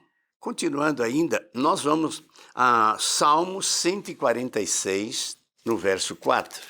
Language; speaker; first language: Portuguese; native; Portuguese